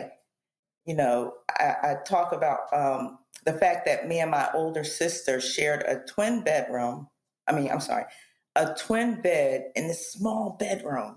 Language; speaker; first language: English; native; English